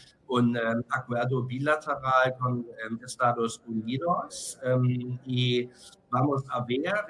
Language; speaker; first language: Spanish; non-native, fluent; German